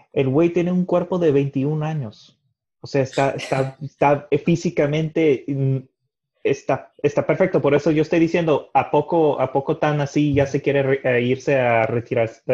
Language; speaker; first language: Spanish; early bilingual, heritage; Spanish